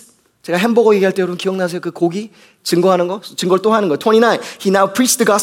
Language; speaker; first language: Korean; native; Korean